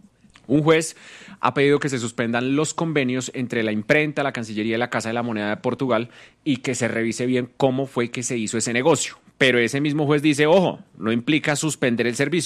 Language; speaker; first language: Spanish; native; Spanish